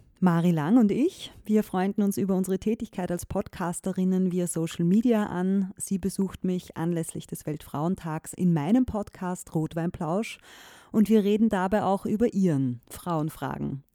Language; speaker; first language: German; native; German